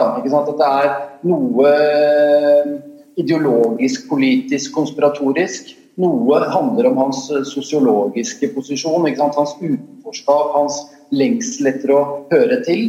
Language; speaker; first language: Norwegian; native; Norwegian